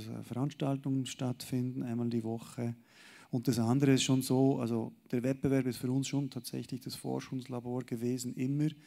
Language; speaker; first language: German; native; German